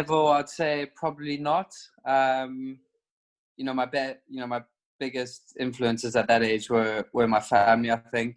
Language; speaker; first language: English; native; English